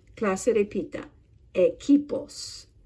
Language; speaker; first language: Spanish; non-native, fluent; English